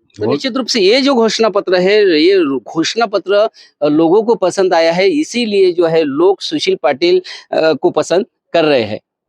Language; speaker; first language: Hindi; non-native, local second language; Marathi